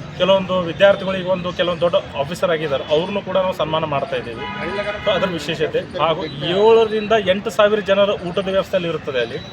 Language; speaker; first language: Kannada; non-native, local second language; Lambadi